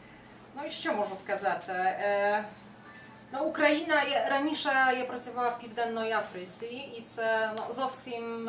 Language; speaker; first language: Ukrainian; non-native, fluent; Polish